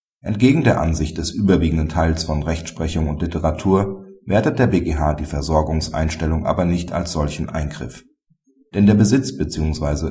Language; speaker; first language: German; native; German